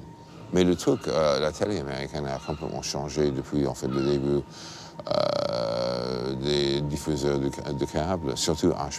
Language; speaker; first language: French; non-native, fluent; English